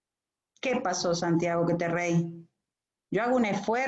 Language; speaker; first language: Spanish; native; Spanish